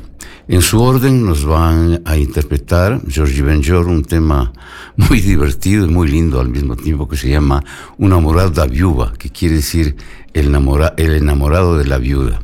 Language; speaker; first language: Spanish; native; Spanish